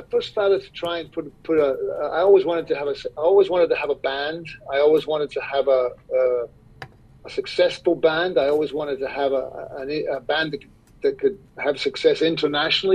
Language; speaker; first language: English; native; English